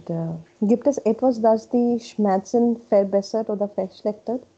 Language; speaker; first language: German; non-native, learner; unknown